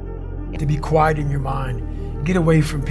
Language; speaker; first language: English; native; English